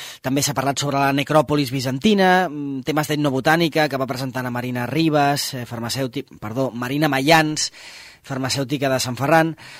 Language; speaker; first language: Catalan; native; Catalan